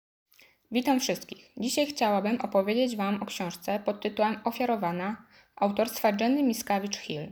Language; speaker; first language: Polish; native; Polish